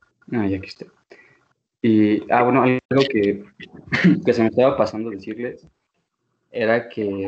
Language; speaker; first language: Spanish; native; Spanish